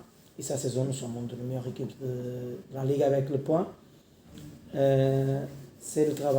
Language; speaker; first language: French; non-native, learner; Portuguese